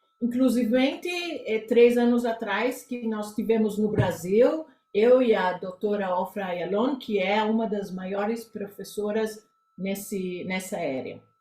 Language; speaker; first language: Portuguese; early bilingual, heritage; Portuguese